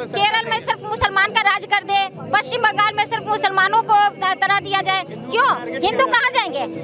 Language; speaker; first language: Hindi; native; Hindi